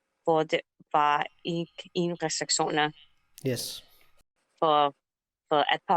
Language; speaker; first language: Danish; non-native, learner; English